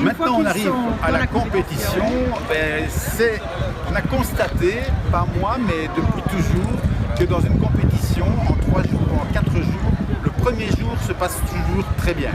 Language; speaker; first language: French; native; French